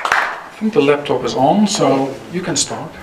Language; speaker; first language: English; non-native, fluent; Dutch